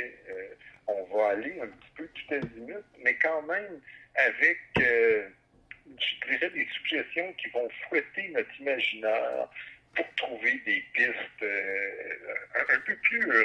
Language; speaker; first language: French; native; French